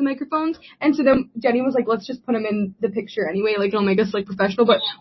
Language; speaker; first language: English; native; English